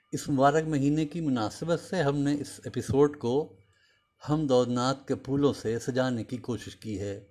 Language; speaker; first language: Urdu; native; Urdu